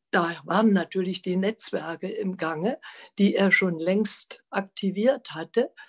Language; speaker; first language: German; native; German